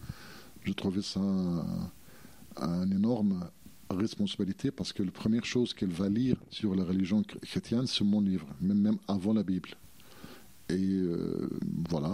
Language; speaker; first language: French; non-native, fluent; Arabic